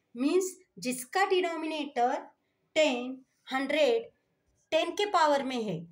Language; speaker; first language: Hindi; non-native, local second language; Marathi